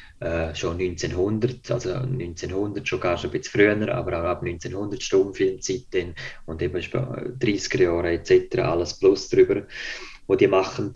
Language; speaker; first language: German; native; German